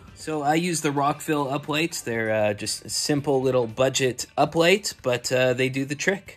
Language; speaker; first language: English; native; English